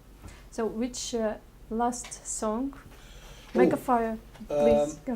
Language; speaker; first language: English; non-native, learner; Russian